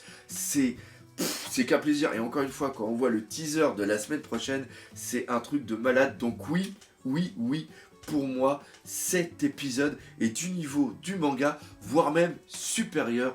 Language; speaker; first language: French; native; French